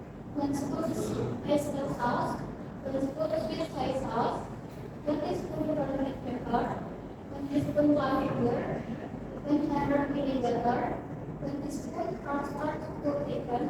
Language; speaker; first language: English; non-native, learner; Indonesian